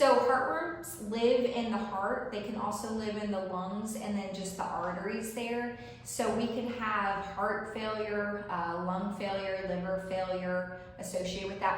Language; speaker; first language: English; native; English